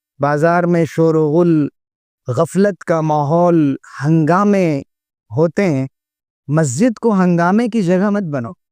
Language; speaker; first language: Urdu; native; Urdu